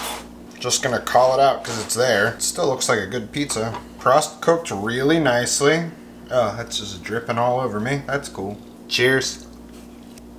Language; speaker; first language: English; native; English